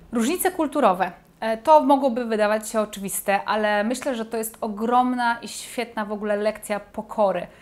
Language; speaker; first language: Polish; native; Polish